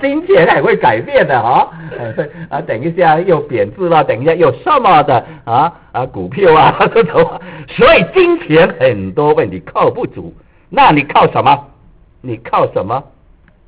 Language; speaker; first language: Chinese; native; Chinese